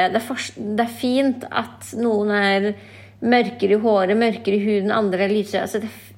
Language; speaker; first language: Norwegian; non-native, local second language; Kurdish